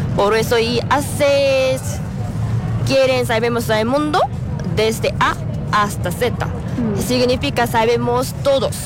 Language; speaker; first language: Spanish; non-native, learner; Korean